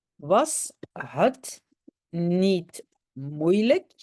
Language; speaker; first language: Dutch; non-native, local second language; French